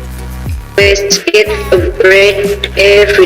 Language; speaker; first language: English; non-native, learner; Indonesian